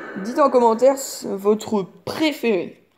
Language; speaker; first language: French; native; French